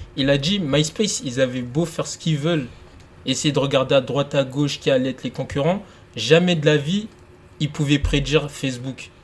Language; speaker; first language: French; early bilingual, other home language; Lingala